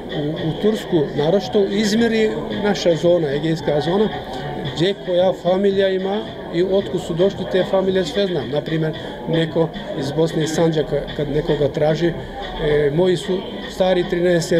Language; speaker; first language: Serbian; early bilingual, heritage; Croatian